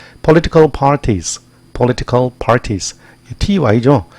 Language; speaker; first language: English; non-native, fluent; Korean